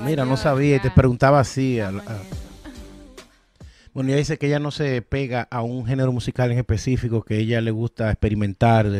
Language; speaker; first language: Spanish; native; Spanish